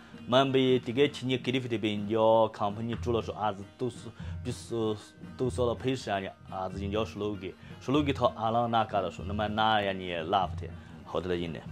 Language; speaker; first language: Persian; non-native, learner; Chinese